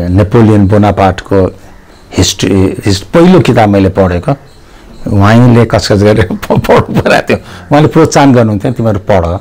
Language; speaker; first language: Nepali; native; Nepali